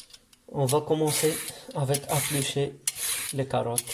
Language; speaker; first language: French; non-native, learner; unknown